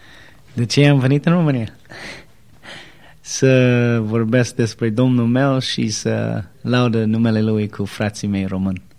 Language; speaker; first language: Romanian; non-native, learner; English